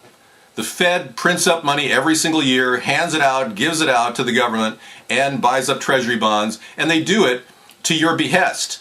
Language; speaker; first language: English; native; English